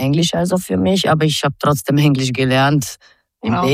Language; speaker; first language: German; non-native, fluent; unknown